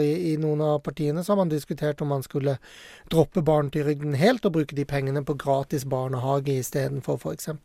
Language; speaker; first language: Norwegian; native; Norwegian